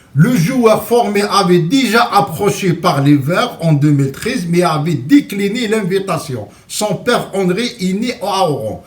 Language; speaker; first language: French; non-native, local second language; Arabic